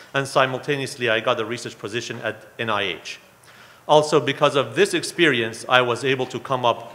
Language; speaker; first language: English; non-native, fluent; Persian